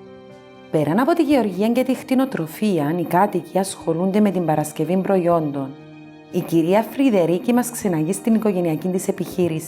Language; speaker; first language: Greek; native; Greek